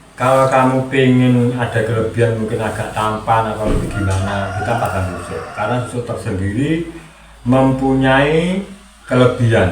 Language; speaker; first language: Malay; non-native, local second language; Javanese